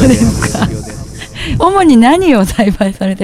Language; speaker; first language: Japanese; native; Japanese